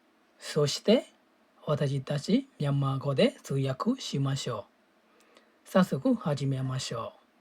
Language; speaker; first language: Japanese; non-native, fluent; Burmese